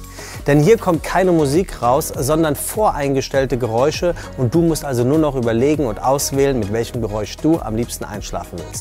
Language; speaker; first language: German; native; German